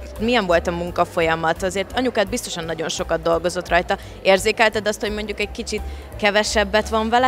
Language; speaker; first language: Hungarian; native; Hungarian